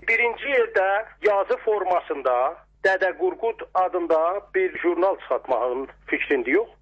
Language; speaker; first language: Azerbaijani; native; Azerbaijani